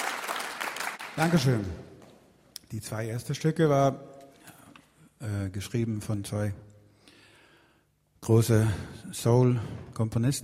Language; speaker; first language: German; non-native, fluent; Swedish